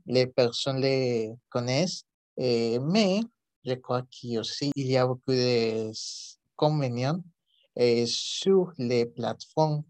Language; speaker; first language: French; non-native, learner; Spanish